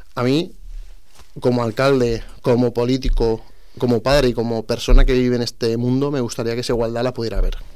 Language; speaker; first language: Spanish; non-native, local second language; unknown